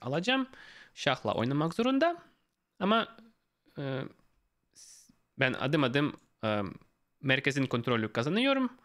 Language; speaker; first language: Turkish; non-native, fluent; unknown